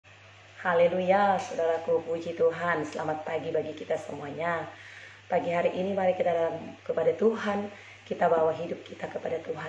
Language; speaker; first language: Indonesian; native; Indonesian